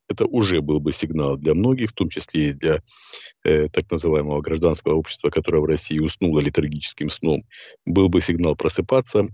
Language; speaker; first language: Russian; native; Russian